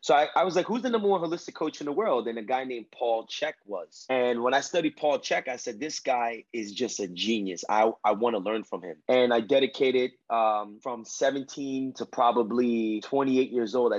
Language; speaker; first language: English; early bilingual, other home language; Spanish